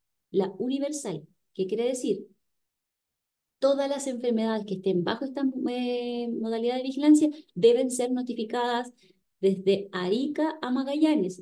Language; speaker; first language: Spanish; native; Spanish